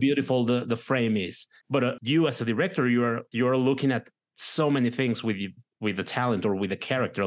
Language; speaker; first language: English; non-native, fluent; Spanish